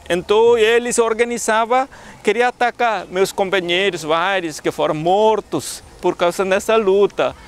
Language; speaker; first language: Portuguese; non-native, fluent; Malayalam